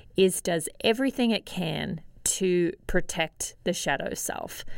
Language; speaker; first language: English; native; English